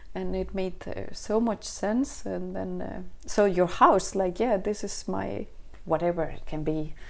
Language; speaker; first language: English; non-native, fluent; Spanish